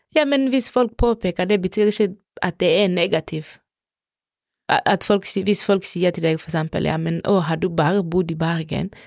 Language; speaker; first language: Norwegian; non-native, fluent; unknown